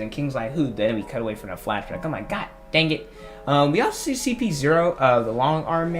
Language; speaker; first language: English; native; English